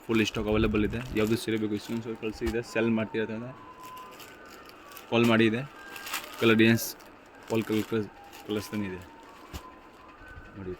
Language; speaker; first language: Kannada; non-native, local second language; Hindi